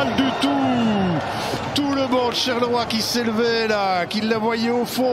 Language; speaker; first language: French; native; French